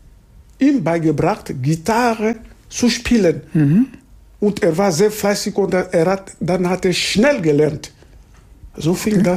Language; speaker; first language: German; non-native, fluent; Lingala